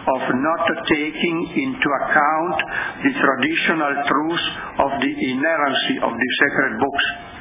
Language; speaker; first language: English; non-native, fluent; Italian